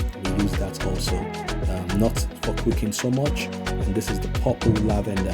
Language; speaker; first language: English; native; English